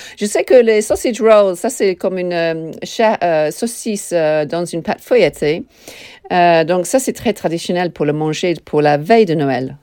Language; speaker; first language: French; non-native, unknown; English